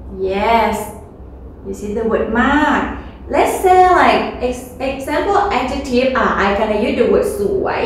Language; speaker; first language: English; non-native, learner; Thai